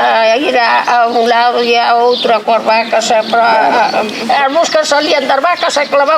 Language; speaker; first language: Galician; native; Galician